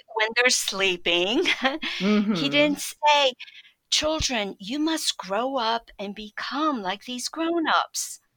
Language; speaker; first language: English; early bilingual, other home language; Polish